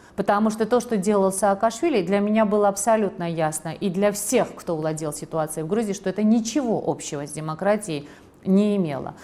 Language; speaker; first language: Russian; non-native, local second language; Georgian